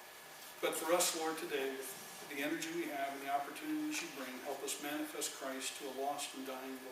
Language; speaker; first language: English; native; English